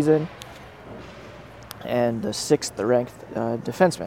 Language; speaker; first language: English; native; English